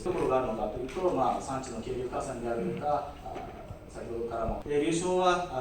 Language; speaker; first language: Japanese; native; Japanese